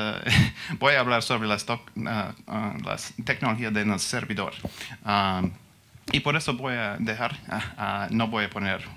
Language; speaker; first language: Spanish; non-native, learner; English